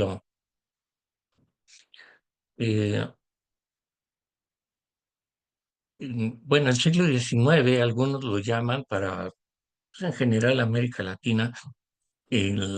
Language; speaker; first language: Spanish; native; Spanish